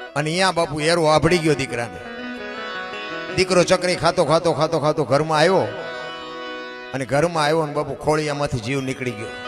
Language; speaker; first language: Gujarati; native; Gujarati